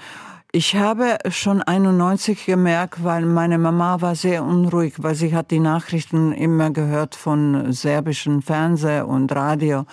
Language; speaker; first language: German; non-native, fluent; Croatian